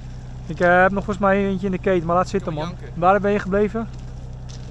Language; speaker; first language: Dutch; native; Dutch